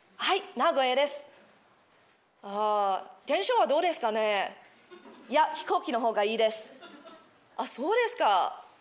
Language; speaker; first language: Japanese; non-native, fluent; English